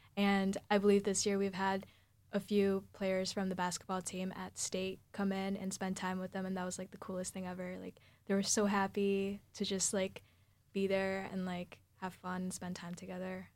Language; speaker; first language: English; early bilingual, other home language; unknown